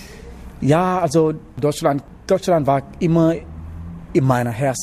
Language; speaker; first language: German; non-native, learner; Wolof